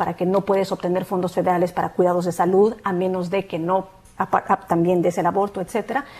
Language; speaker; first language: Spanish; native; Spanish